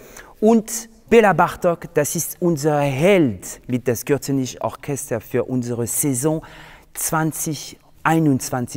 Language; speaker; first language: German; non-native, fluent; French